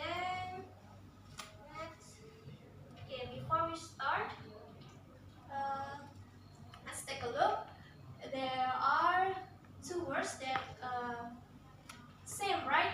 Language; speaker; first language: English; non-native, learner; Indonesian